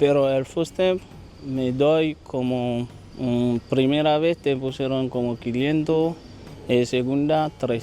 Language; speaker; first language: Spanish; non-native, learner; Haitian Creole